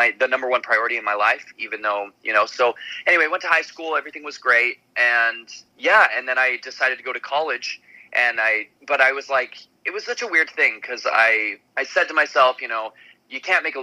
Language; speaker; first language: English; native; English